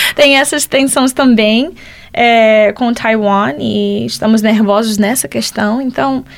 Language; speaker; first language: Portuguese; early bilingual, heritage; Portuguese